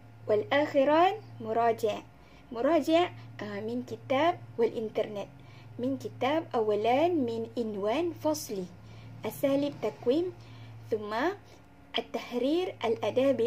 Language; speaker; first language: Arabic; non-native, learner; Malay